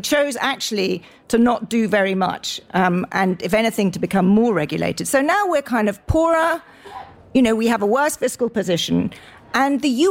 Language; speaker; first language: English; native; English